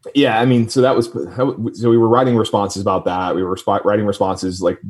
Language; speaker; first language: English; native; English